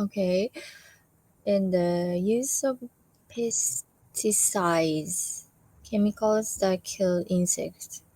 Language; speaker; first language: English; non-native, learner; Japanese